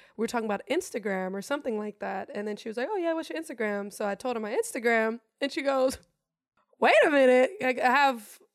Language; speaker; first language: English; non-native, fluent; German